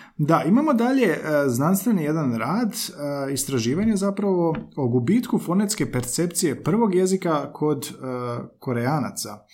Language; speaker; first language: Croatian; native; Croatian